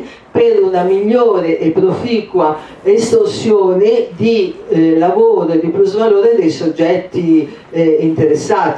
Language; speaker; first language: Italian; native; Italian